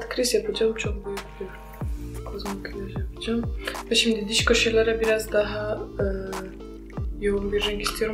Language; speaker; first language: Turkish; non-native, fluent; Polish